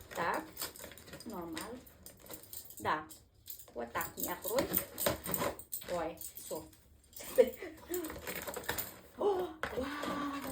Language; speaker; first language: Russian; non-native, learner; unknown